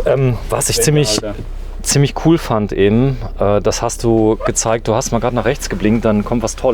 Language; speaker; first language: German; native; German